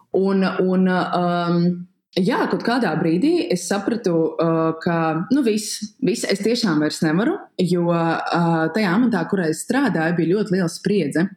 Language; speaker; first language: Latvian; native; Latvian